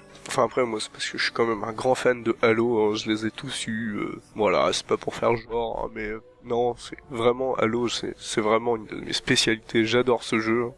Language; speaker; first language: French; native; French